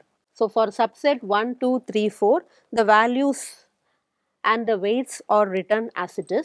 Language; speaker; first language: English; non-native, local second language; Tamil